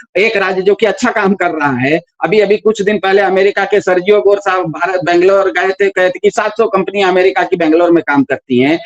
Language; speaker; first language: Hindi; non-native, local second language; Kannada